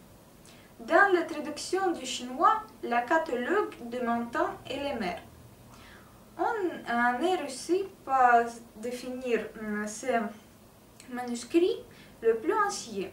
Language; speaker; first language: French; non-native, learner; Russian